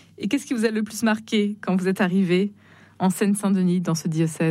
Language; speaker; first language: French; native; French